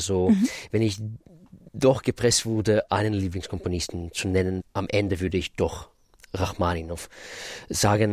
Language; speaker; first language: German; non-native, fluent; Russian